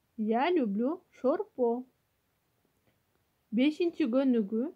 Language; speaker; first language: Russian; non-native, local second language; Kyrgyz